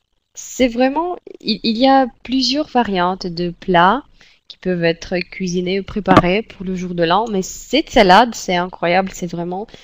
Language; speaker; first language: French; non-native, fluent; Russian